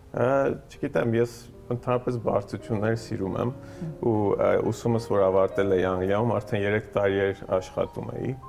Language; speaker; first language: Armenian; early bilingual, heritage; Armenian